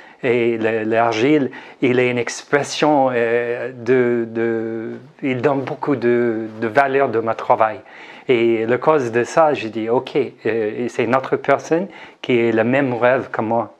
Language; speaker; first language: French; non-native, learner; English